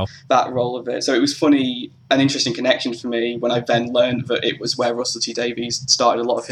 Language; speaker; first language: English; native; English